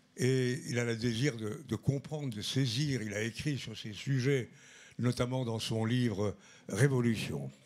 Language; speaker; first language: French; native; French